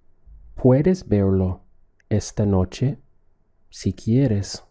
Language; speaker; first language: Spanish; non-native, fluent; English